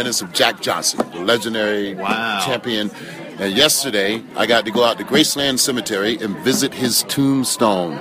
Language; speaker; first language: English; native; English